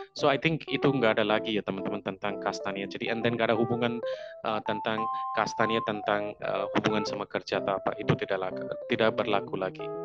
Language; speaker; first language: Indonesian; non-native, fluent; Hindi